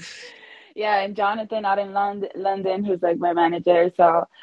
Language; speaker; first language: English; early bilingual, other home language; Spanish